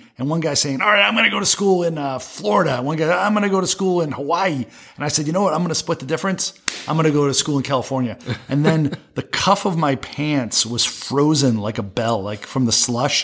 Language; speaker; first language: English; native; English